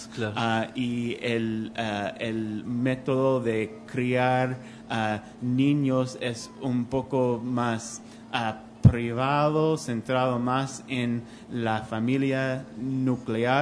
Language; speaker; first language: Spanish; non-native, fluent; English